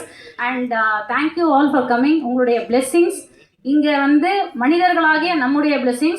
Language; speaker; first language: Tamil; native; Tamil